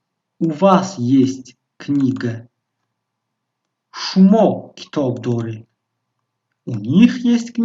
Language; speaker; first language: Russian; non-native, local second language; Tajik